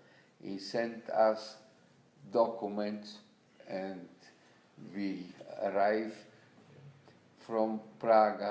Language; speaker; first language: English; non-native, learner; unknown